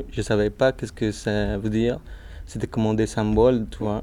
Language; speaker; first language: French; non-native, learner; Spanish